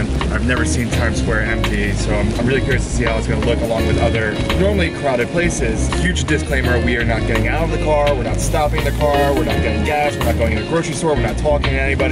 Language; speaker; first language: English; native; English